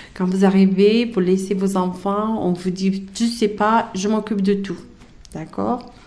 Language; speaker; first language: French; early bilingual, other home language; Arabic